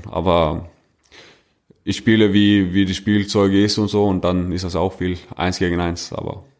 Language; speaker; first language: German; non-native, fluent; Norwegian